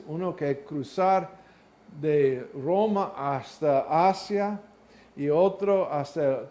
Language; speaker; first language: Spanish; non-native, learner; English